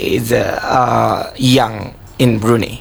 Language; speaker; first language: English; non-native, learner; Indonesian